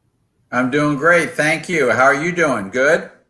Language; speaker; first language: English; native; English